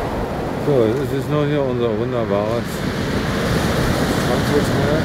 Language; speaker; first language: German; native; German